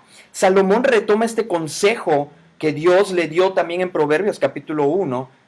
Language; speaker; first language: Spanish; native; Spanish